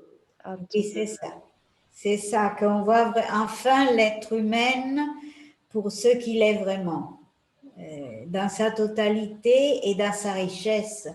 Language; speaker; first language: French; non-native, fluent; Italian